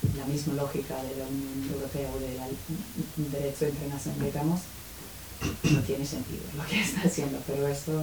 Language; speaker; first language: Spanish; non-native, fluent; English